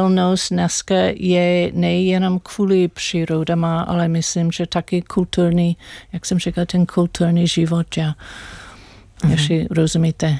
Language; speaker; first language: Czech; non-native, learner; English